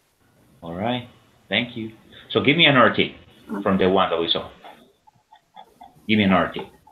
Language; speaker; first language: English; non-native, fluent; Spanish